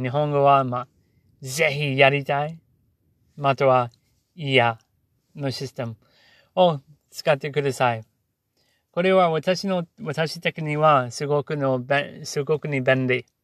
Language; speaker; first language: Japanese; non-native, learner; English